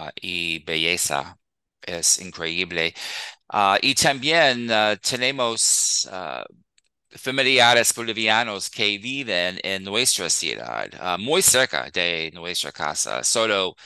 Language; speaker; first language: Spanish; non-native, fluent; English